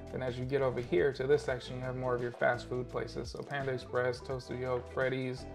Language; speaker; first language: English; native; English